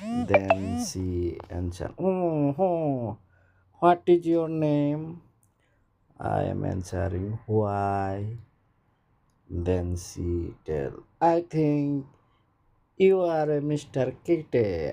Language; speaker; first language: English; non-native, learner; Bangla